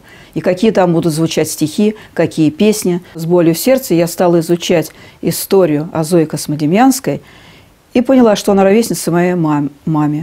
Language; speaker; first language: Russian; native; Russian